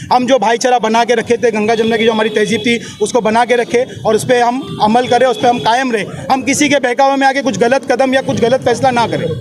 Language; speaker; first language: Hindi; native; Hindi